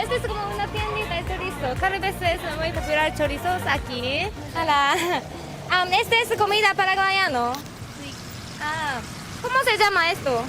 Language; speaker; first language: Spanish; non-native, learner; Japanese